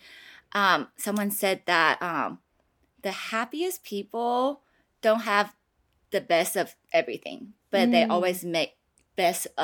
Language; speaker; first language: English; non-native, fluent; Chinese